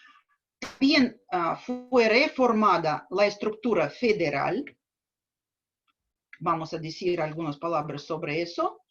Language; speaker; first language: Spanish; non-native, fluent; Russian